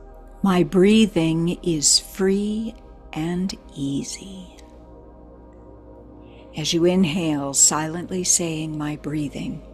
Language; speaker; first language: English; native; English